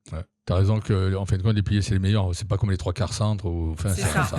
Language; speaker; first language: French; native; French